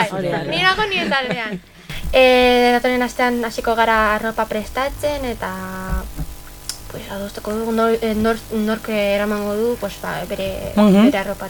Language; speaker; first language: Basque; non-native, local second language; Spanish